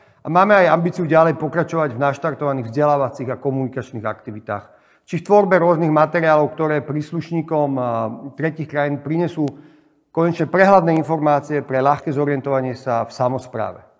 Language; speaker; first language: Slovak; native; Slovak